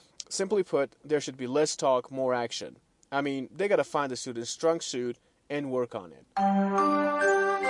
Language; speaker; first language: English; non-native, fluent; Persian